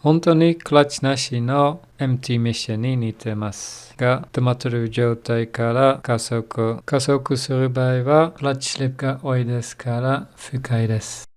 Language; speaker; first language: Japanese; non-native, learner; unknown